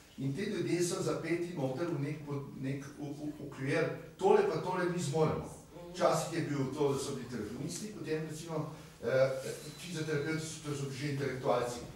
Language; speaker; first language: Slovenian; native; Slovenian